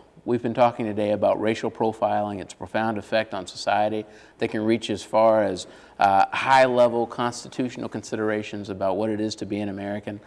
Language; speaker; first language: English; native; English